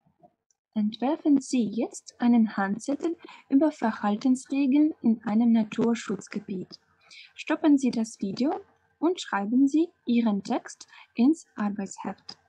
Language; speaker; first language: German; non-native, fluent; Russian